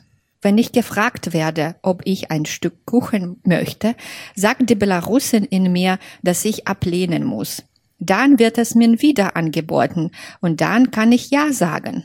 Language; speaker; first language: German; non-native, fluent; Russian